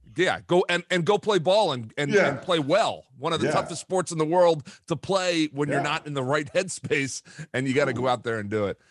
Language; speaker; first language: English; native; English